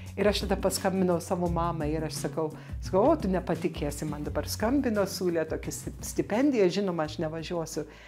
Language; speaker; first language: Lithuanian; early bilingual, heritage; Lithuanian